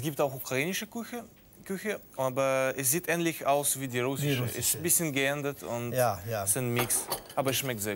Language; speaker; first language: German; non-native, fluent; Russian